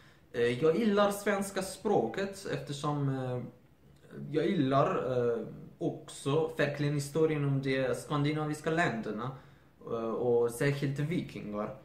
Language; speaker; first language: Swedish; non-native, learner; Persian